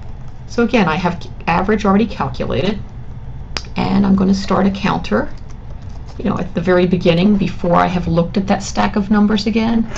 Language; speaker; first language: English; native; English